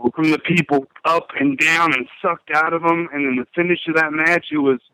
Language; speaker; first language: English; native; English